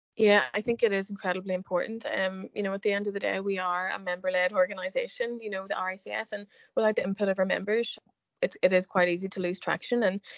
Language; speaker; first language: English; native; English